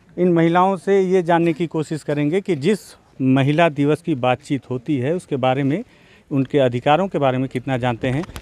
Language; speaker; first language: Hindi; native; Hindi